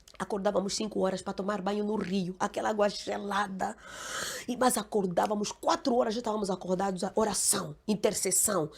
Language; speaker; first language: Portuguese; non-native, local second language; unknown